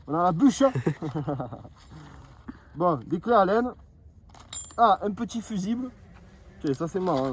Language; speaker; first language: French; native; French